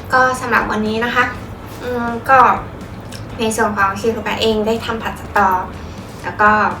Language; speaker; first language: Thai; non-native, fluent; Japanese